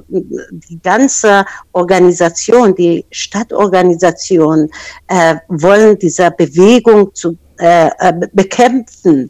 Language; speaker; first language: German; non-native, fluent; Persian